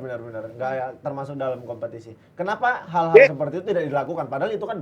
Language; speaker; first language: Indonesian; native; Indonesian